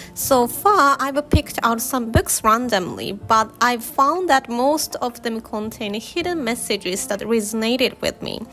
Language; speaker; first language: English; non-native, fluent; Japanese